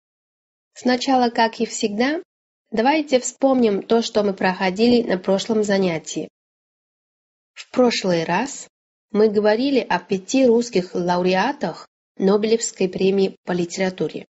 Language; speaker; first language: Russian; non-native, fluent; Chinese